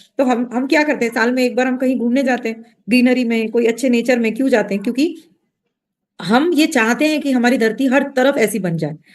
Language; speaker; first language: Hindi; non-native, local second language; Marathi